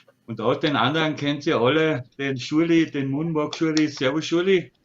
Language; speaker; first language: German; native; German